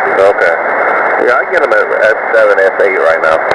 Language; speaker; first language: English; native; English